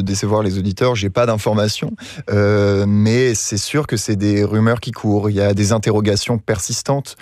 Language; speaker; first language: French; native; French